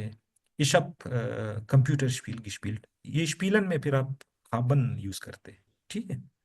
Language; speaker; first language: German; non-native, learner; Urdu